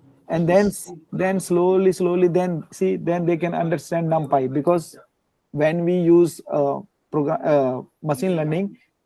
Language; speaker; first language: English; non-native, learner; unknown